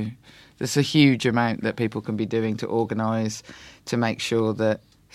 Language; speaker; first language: English; native; English